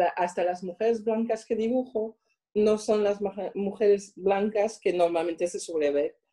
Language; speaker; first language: Spanish; non-native, fluent; French